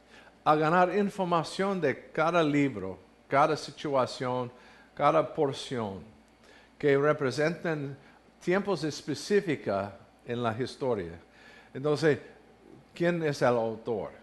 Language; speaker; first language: Spanish; non-native, learner; English